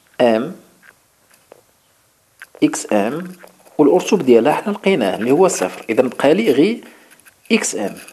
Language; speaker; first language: Arabic; native; Arabic